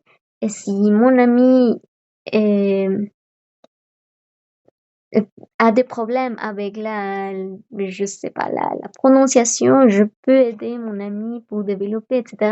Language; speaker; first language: French; non-native, fluent; Spanish